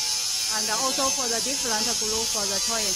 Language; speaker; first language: English; non-native, learner; Chinese